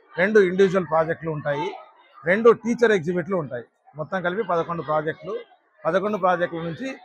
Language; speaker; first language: Telugu; native; Telugu